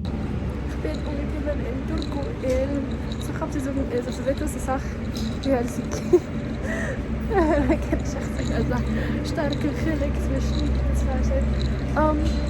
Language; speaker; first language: German; non-native, learner; English